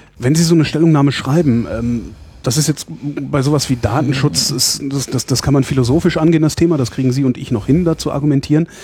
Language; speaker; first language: German; native; German